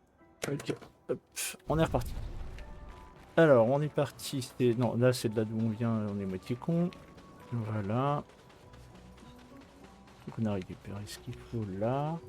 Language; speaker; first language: French; native; French